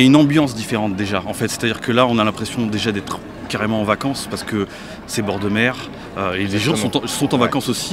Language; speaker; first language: French; native; French